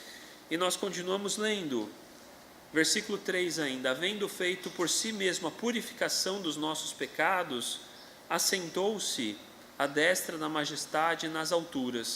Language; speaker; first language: Portuguese; native; Portuguese